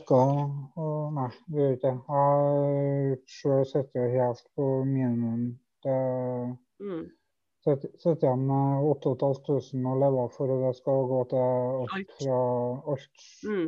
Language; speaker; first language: Norwegian; native; Norwegian